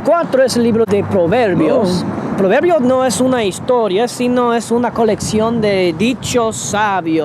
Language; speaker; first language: Spanish; non-native, fluent; English